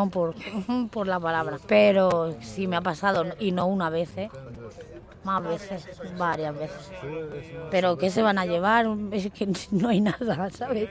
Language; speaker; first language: Spanish; native; Spanish